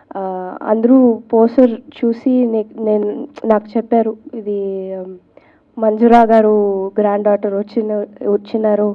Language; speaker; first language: Telugu; non-native, learner; Tamil